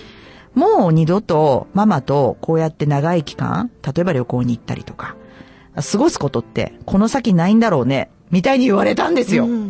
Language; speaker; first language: Japanese; native; Japanese